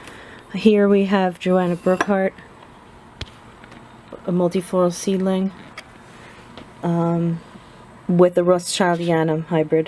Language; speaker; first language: English; native; English